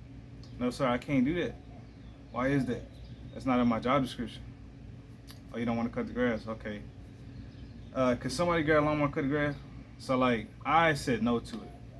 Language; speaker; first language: English; native; English